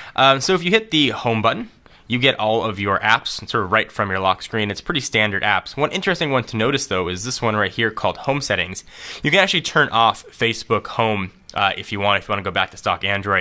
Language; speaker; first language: English; native; English